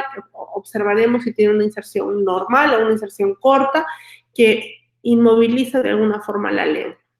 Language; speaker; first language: Spanish; native; Spanish